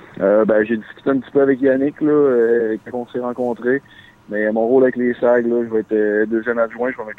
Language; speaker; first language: French; native; French